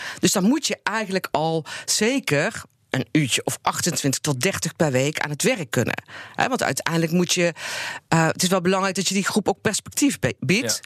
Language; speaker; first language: Dutch; native; Dutch